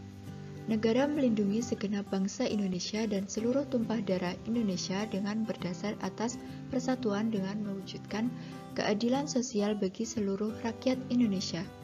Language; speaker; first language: Indonesian; native; Indonesian